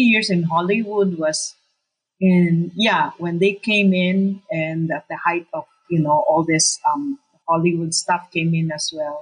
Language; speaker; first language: English; non-native, local second language; Cebuano